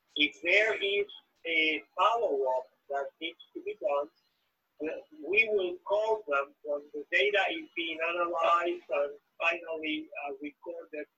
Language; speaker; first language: English; non-native, local second language; Spanish